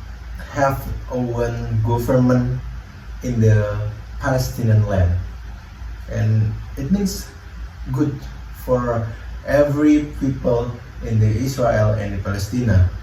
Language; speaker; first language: English; non-native, learner; Indonesian